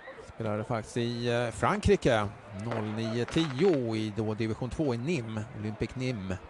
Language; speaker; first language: Swedish; native; Swedish